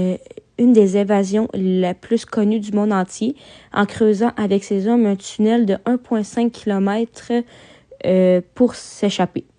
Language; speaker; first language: French; native; French